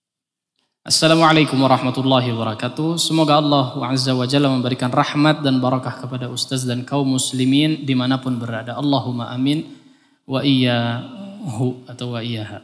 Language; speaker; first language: Indonesian; native; Indonesian